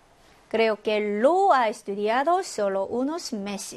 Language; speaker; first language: Spanish; non-native, fluent; Korean